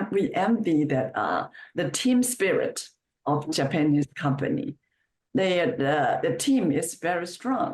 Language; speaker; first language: English; non-native, fluent; Chinese